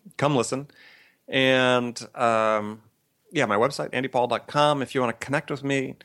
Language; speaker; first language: English; native; English